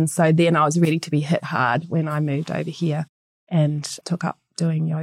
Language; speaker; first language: English; native; English